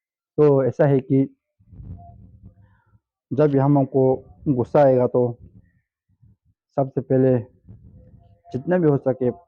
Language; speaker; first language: Hindi; non-native, fluent; Tibetan